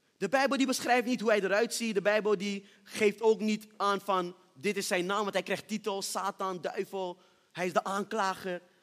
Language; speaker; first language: Dutch; early bilingual, other home language; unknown